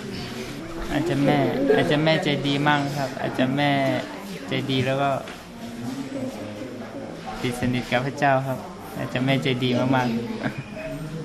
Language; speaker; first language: Thai; non-native, local second language; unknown